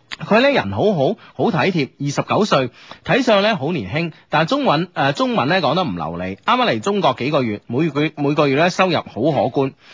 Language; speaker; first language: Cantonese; native; Cantonese